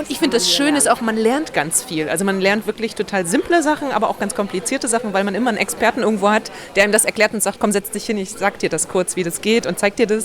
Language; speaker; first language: German; native; German